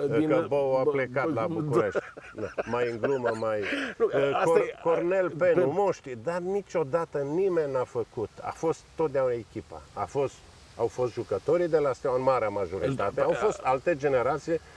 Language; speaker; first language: Romanian; native; Romanian